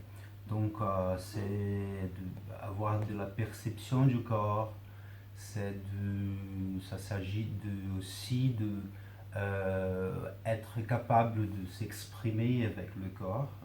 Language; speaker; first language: French; non-native, fluent; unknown